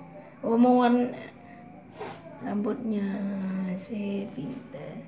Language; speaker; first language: Indonesian; native; Indonesian